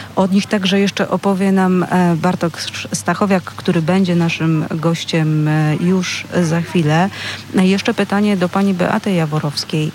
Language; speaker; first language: Polish; native; Polish